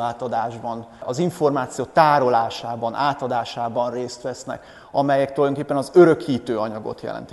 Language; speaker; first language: Hungarian; native; Hungarian